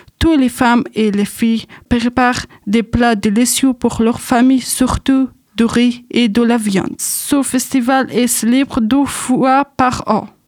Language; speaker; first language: French; non-native, learner; Persian